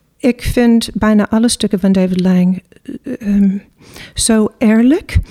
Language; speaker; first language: Dutch; non-native, fluent; English